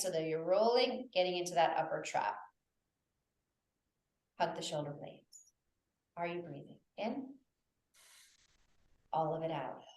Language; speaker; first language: English; native; English